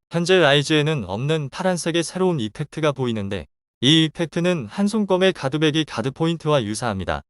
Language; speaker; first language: Korean; native; Korean